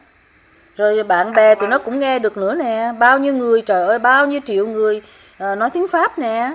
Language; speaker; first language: Vietnamese; native; Vietnamese